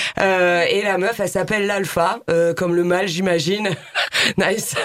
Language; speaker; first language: French; native; French